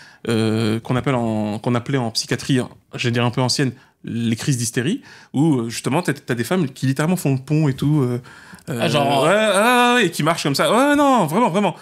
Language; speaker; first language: French; native; French